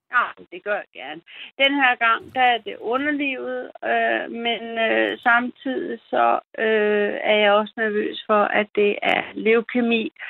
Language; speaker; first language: Danish; early bilingual, other home language; German